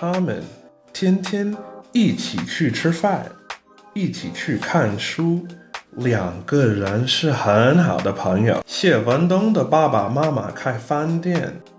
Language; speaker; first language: Chinese; non-native, fluent; English